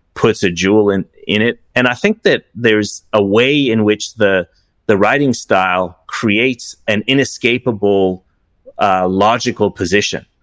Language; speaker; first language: English; early bilingual, other home language; Persian